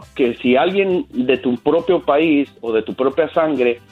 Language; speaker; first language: Spanish; native; Spanish